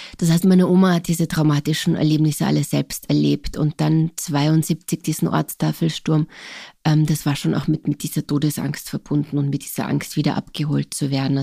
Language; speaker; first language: German; non-native, local second language; Slovenian